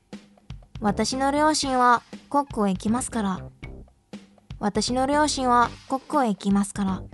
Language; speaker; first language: Japanese; non-native, fluent; Indonesian